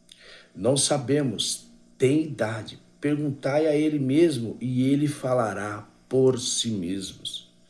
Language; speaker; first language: Portuguese; native; Portuguese